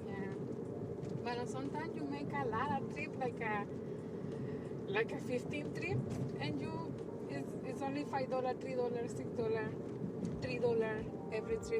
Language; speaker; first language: English; non-native, learner; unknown